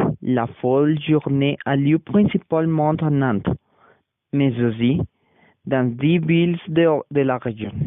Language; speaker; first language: French; non-native, learner; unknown